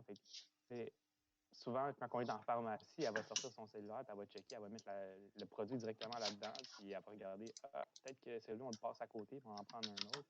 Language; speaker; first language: French; native; French